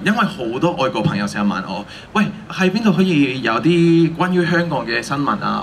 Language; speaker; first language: Cantonese; non-native, fluent; Spanish